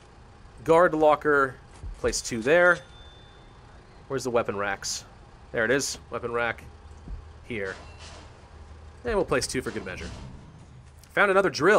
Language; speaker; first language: English; native; English